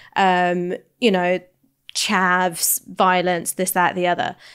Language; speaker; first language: English; native; English